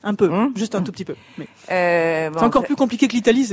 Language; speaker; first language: French; native; French